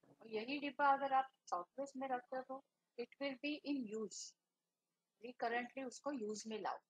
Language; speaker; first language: Hindi; non-native, local second language; Marathi